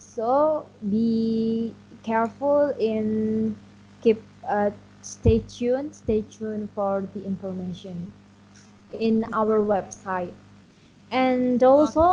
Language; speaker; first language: English; non-native, learner; Indonesian